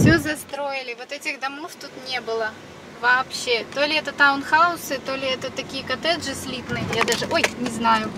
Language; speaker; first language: Russian; native; Russian